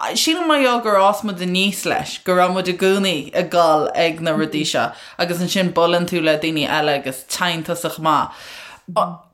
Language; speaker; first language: Irish; non-native, local second language; English